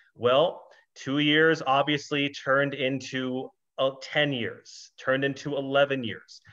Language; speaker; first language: English; native; English